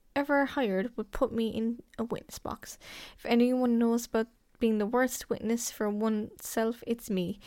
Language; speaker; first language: English; native; English